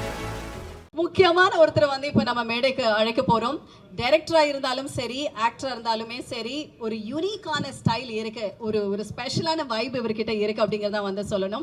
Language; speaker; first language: Tamil; native; Tamil